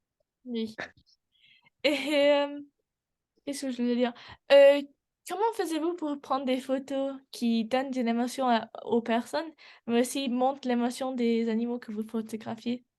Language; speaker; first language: French; non-native, learner; English